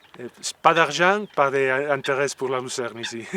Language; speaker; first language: French; non-native, learner; Spanish